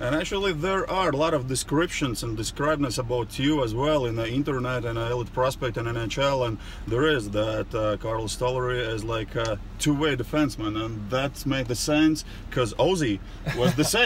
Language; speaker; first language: English; non-native, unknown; Latvian